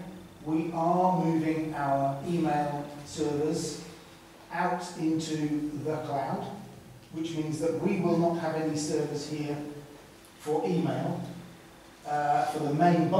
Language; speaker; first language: English; native; English